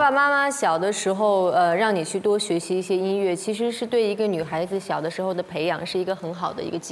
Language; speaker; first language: Chinese; native; Chinese